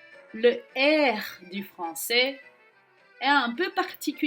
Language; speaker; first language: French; non-native, fluent; Portuguese